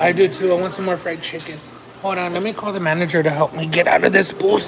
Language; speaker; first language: English; early bilingual, other home language; Spanish